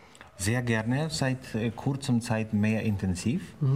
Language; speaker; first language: German; non-native, fluent; Ukrainian